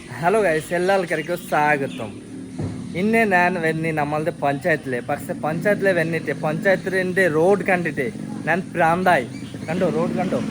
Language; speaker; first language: Malayalam; non-native, learner; Bangla